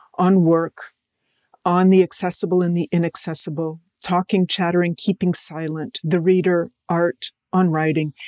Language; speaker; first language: English; native; English